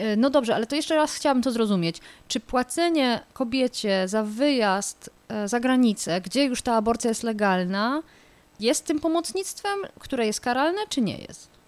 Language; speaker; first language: Polish; native; Polish